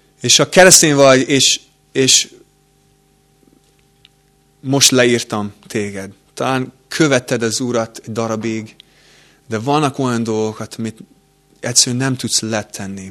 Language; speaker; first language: Hungarian; non-native, fluent; English